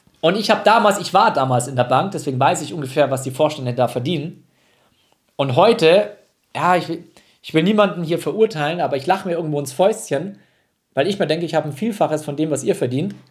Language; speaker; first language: German; native; German